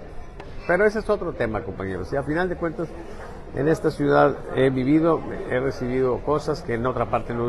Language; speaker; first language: Spanish; native; Spanish